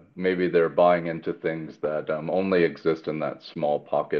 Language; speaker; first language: English; native; English